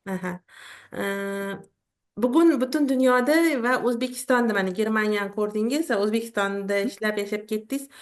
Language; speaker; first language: Uzbek; native; Uzbek